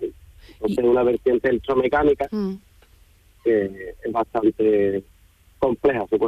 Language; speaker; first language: Spanish; native; Spanish